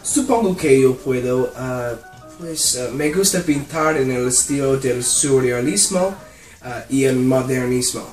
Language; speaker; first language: Spanish; non-native, learner; English